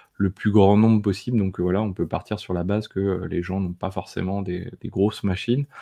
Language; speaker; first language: French; native; French